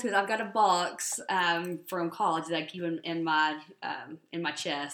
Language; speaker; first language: English; native; English